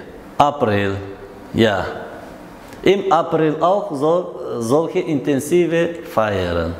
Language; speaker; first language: German; non-native, learner; Uzbek